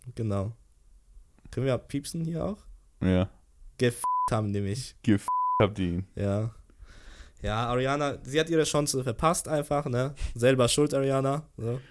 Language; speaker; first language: German; early bilingual, other home language; Polish